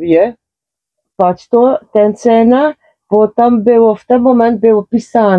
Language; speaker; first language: Polish; non-native, learner; Dutch